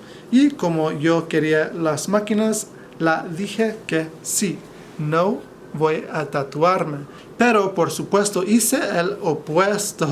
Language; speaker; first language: Spanish; non-native, fluent; English